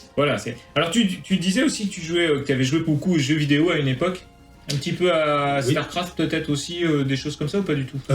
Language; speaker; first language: French; native; French